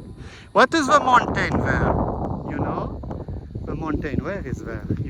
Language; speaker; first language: English; non-native, learner; French